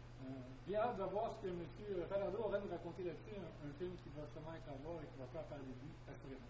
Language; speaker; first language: French; native; French